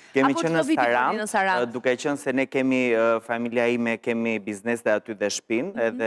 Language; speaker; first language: Albanian; native; Albanian